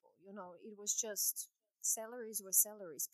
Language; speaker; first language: English; non-native, fluent; Croatian